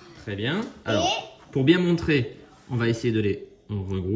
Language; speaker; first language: French; native; French